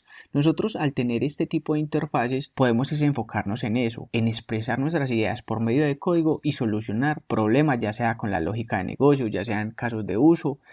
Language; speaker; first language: Spanish; native; Spanish